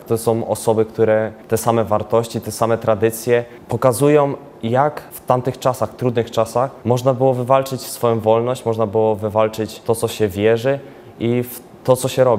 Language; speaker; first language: Polish; native; Polish